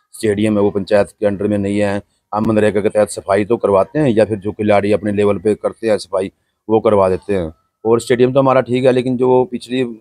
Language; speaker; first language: Hindi; native; Hindi